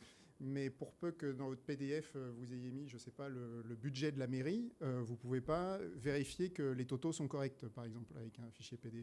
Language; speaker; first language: French; native; French